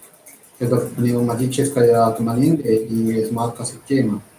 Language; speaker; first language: Russian; non-native, learner; Chinese